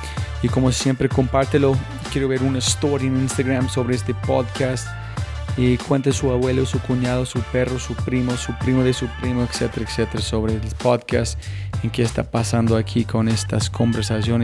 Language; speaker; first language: Spanish; non-native, fluent; English